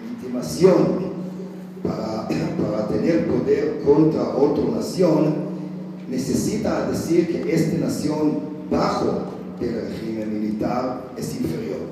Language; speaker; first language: Spanish; non-native, fluent; Hebrew